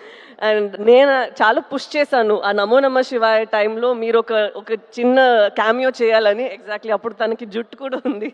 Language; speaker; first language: Telugu; non-native, local second language; Tamil